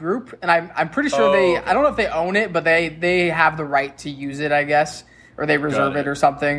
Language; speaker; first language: English; native; English